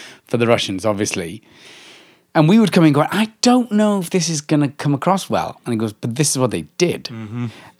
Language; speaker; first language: English; native; English